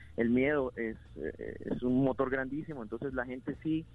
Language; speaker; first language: Spanish; native; Spanish